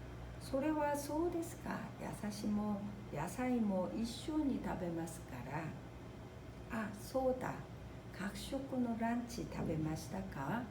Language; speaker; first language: Japanese; non-native, fluent; Korean